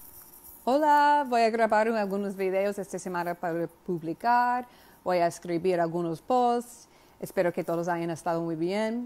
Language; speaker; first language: Spanish; non-native, fluent; English